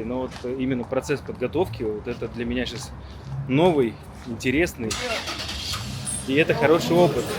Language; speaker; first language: Russian; native; Russian